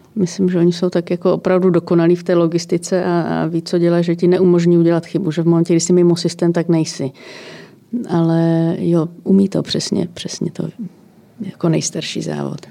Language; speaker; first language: Czech; native; Czech